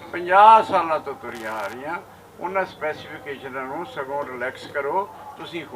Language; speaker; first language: Hindi; non-native, local second language; Punjabi